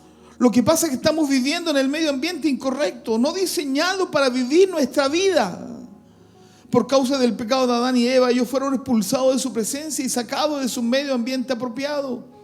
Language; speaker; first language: Spanish; native; Spanish